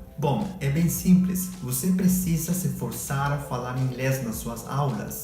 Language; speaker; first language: Portuguese; non-native, fluent; Spanish